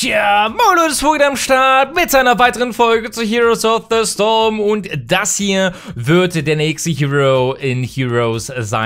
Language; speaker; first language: German; native; German